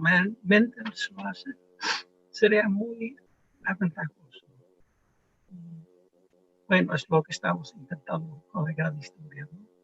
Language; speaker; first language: Spanish; non-native, fluent; Dutch